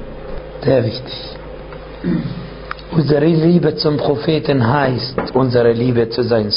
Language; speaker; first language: German; non-native, fluent; Arabic